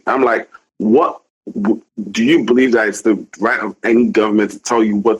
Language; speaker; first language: English; non-native, local second language; Igbo